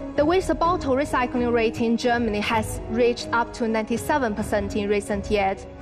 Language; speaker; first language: English; non-native, fluent; Chinese